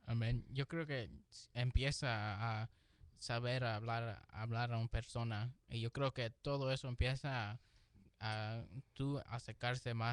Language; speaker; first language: Spanish; early bilingual, heritage; Spanish